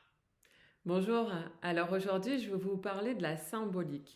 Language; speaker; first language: French; native; French